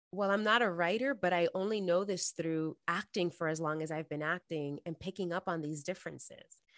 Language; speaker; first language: English; native; English